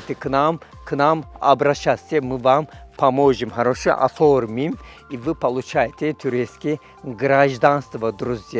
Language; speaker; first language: Russian; non-native, fluent; Turkish